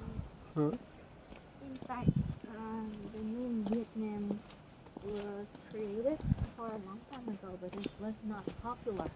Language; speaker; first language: English; non-native, fluent; Vietnamese